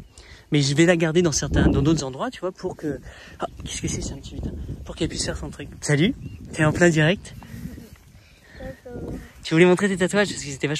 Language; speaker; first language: French; native; French